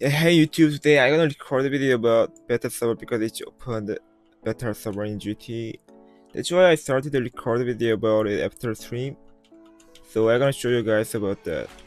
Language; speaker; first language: English; non-native, learner; Korean